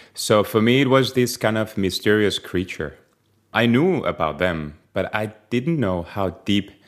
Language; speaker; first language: English; non-native, fluent; Spanish